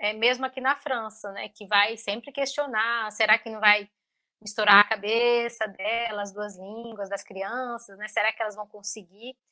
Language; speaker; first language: Portuguese; native; Portuguese